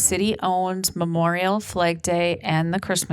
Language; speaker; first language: English; native; English